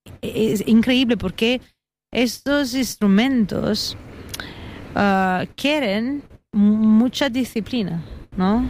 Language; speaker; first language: Spanish; non-native, fluent; Italian